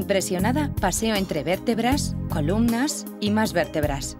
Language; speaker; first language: Spanish; native; Spanish